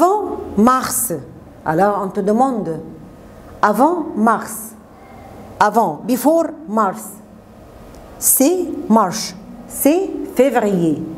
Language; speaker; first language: French; non-native, fluent; Arabic